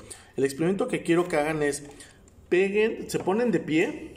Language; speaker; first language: Spanish; native; Spanish